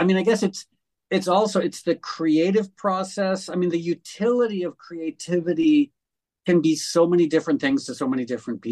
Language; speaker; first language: English; native; English